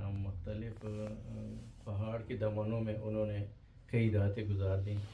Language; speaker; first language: Urdu; non-native, fluent; Pashto